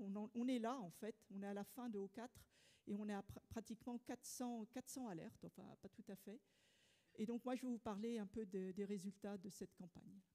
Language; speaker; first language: French; native; French